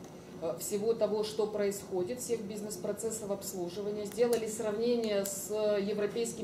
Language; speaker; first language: Russian; native; Russian